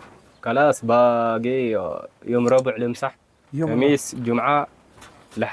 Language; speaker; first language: Arabic; non-native, learner; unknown